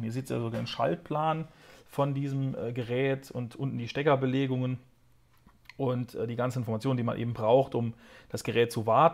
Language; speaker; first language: German; native; German